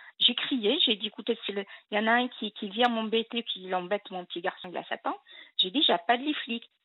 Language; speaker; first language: French; non-native, local second language; Arabic